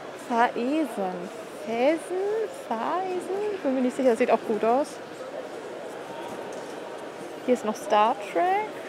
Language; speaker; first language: German; native; German